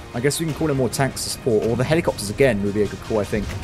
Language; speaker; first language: English; native; English